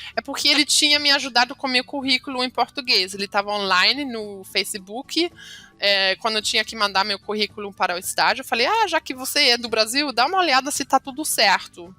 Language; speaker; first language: Portuguese; non-native, fluent; German